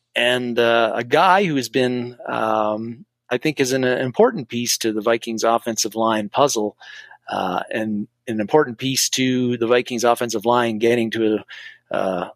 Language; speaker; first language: English; native; English